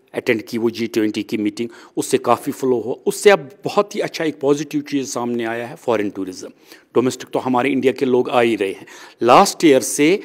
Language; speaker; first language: Hindi; non-native, local second language; Kashmiri